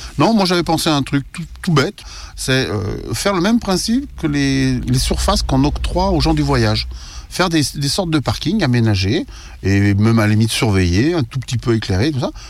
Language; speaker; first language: French; native; French